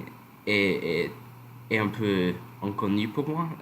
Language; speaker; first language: French; non-native, learner; English